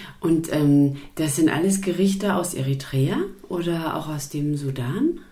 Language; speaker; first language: German; native; German